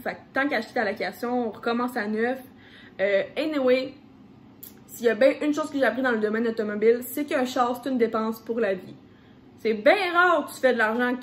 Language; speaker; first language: French; native; French